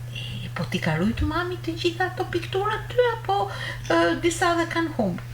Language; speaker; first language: Albanian; native; Albanian